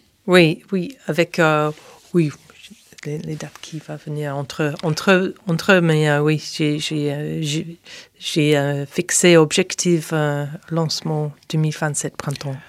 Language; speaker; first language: French; non-native, fluent; English